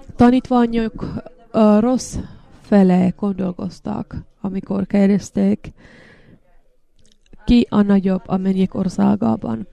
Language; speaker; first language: Hungarian; non-native, learner; Finnish